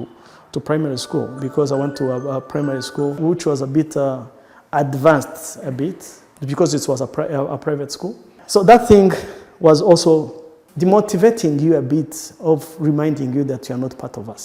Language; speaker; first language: English; non-native, local second language; Kinyarwanda